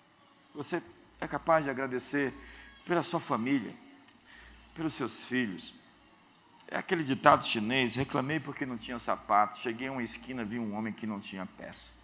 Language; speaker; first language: Portuguese; native; Portuguese